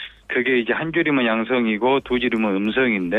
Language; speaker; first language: Korean; native; Korean